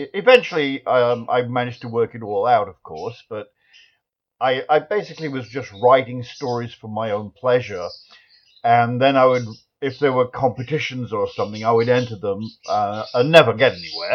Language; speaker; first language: English; native; English